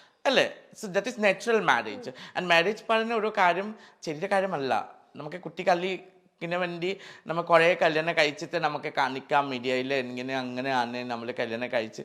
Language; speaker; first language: Malayalam; non-native, fluent; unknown